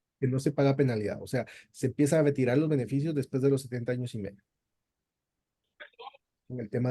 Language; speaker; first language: Spanish; native; Spanish